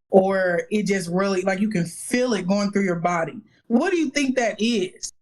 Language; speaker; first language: English; native; English